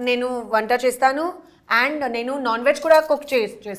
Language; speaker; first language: Telugu; non-native, local second language; Hindi